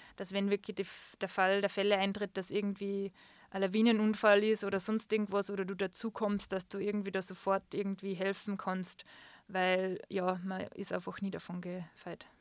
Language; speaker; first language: German; native; German